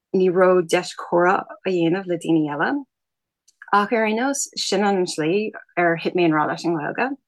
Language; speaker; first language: Irish; non-native, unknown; English